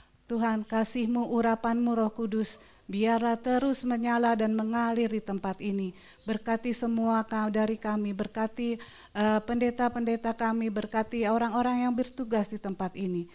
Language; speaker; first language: Indonesian; native; Indonesian